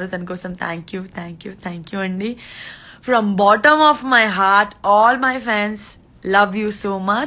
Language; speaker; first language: Telugu; non-native, learner; Gujarati